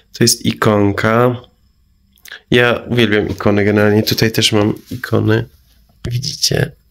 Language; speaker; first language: Polish; non-native, fluent; Persian